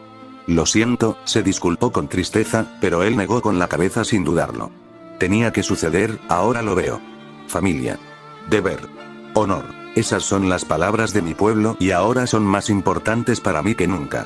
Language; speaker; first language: Spanish; native; Spanish